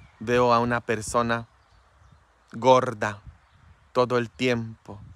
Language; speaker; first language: Spanish; non-native, fluent; Polish